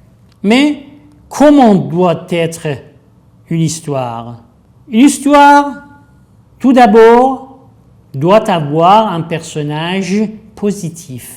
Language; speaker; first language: French; non-native, fluent; Persian